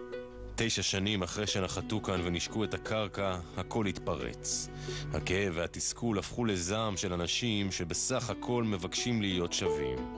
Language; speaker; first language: Hebrew; native; Hebrew